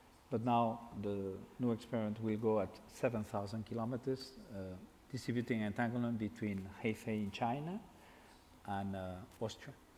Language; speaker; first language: English; non-native, fluent; Catalan